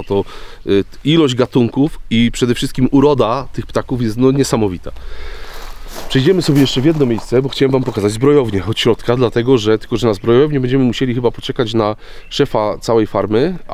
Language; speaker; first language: Polish; native; Polish